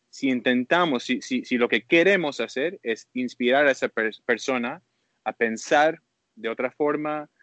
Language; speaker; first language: Spanish; early bilingual, heritage; Spanish